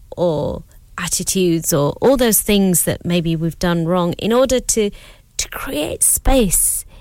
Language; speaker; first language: English; early bilingual, other home language; Urdu